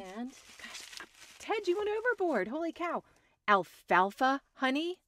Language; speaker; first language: English; native; English